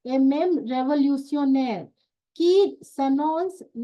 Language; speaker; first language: French; non-native, fluent; Hindi